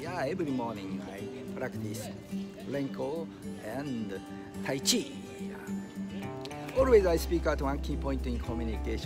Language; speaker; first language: English; non-native, learner; Japanese